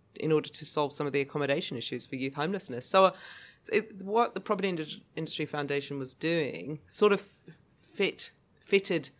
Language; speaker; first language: English; native; English